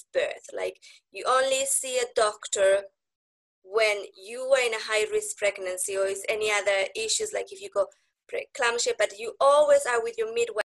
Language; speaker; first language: English; non-native, fluent; Spanish